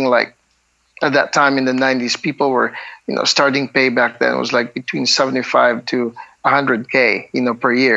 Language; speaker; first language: English; non-native, local second language; Hiligaynon